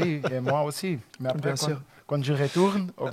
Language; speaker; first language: French; non-native, learner; Portuguese